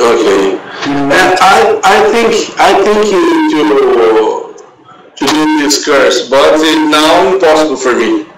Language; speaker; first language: English; non-native, learner; Portuguese